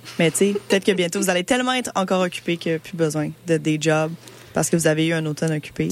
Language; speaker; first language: French; native; French